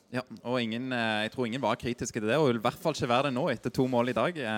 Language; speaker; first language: Norwegian; native; Norwegian